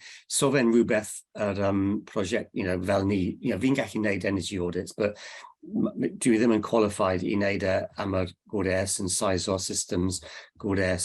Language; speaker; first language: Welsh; non-native, learner; English